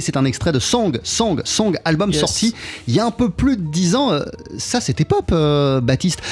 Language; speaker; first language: French; native; French